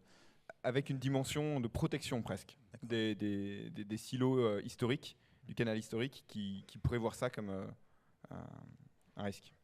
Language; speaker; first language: French; native; French